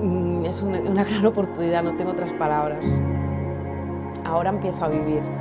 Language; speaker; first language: Spanish; non-native, local second language; Catalan